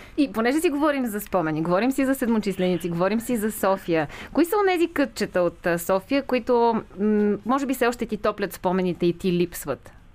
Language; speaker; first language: Bulgarian; native; Bulgarian